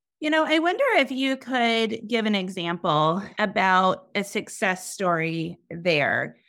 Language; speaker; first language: English; native; English